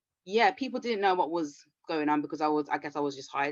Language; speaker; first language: English; native; English